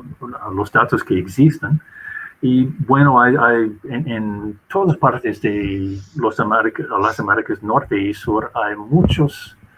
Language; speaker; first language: Spanish; non-native, fluent; English